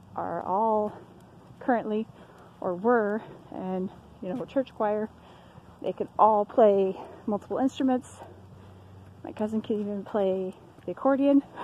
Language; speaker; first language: English; native; English